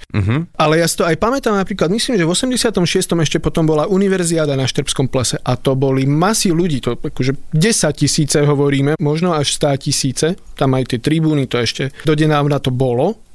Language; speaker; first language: Slovak; native; Slovak